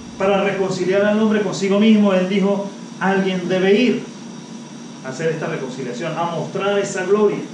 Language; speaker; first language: Spanish; native; Spanish